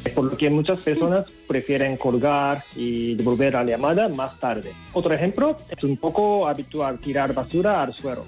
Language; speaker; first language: Spanish; non-native, fluent; Japanese